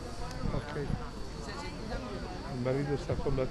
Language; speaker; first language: Italian; native; Italian